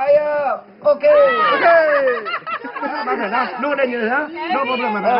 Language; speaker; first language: English; non-native, learner; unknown